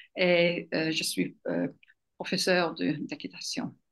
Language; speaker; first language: French; non-native, fluent; English